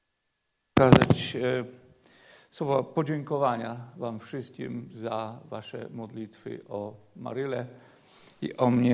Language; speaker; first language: Polish; native; Polish